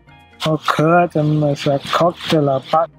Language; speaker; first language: Danish; non-native, learner; Swahili